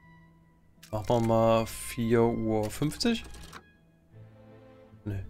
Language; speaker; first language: German; native; German